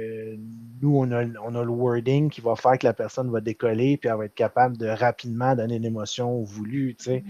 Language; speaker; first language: French; native; French